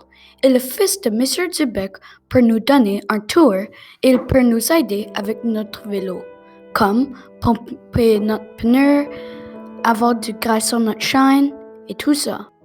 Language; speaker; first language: French; non-native, local second language; English